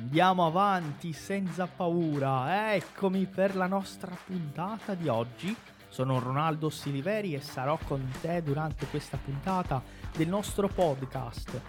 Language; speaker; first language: Italian; non-native, fluent; Portuguese